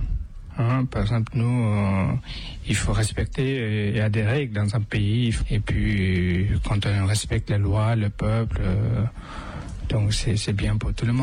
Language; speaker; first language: French; non-native, fluent; Tibetan